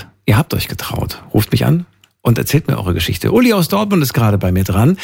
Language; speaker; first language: German; native; German